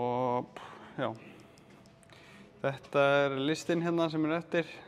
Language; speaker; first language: Icelandic; native; Icelandic